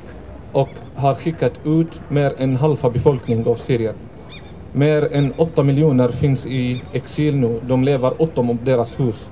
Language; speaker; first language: Swedish; non-native, fluent; Arabic